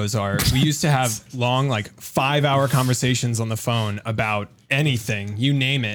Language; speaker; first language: English; native; English